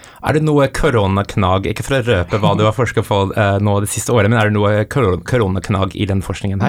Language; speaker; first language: Norwegian; native; Norwegian